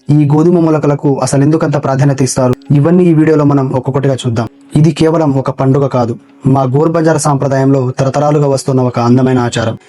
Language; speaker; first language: Telugu; non-native, local second language; Lambadi